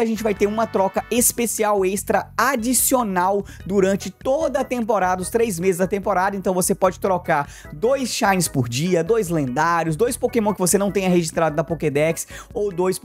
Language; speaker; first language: Portuguese; native; Portuguese